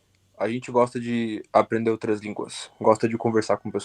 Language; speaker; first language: Portuguese; non-native, fluent; Japanese